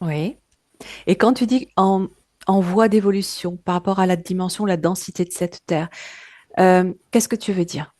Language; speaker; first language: French; native; French